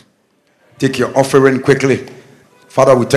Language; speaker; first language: English; non-native, local second language; Akan